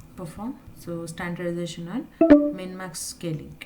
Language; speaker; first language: English; non-native, local second language; Kannada